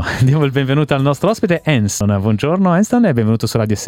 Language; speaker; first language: Italian; native; Italian